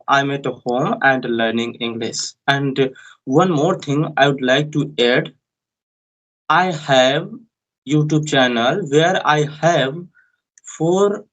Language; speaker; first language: English; non-native, learner; Hindi